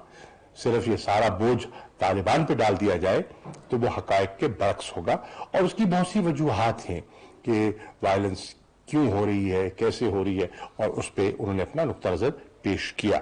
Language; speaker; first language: Urdu; native; Urdu